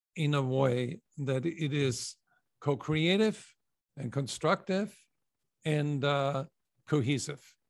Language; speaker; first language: English; non-native, fluent; German